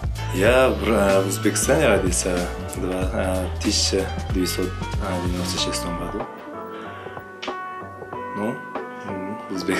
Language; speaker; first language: Russian; non-native, learner; Uzbek